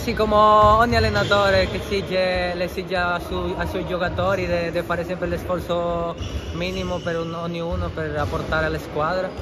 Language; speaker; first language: Italian; non-native, fluent; Spanish